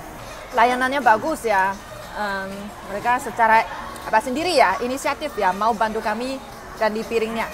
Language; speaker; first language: Indonesian; non-native, fluent; Chinese